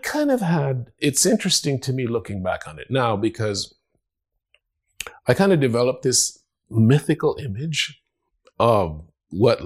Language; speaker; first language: English; non-native, fluent; Spanish